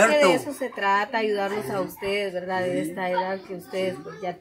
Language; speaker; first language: Spanish; native; Spanish